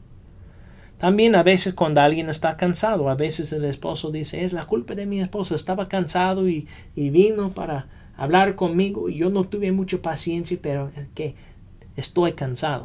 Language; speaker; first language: Spanish; non-native, fluent; English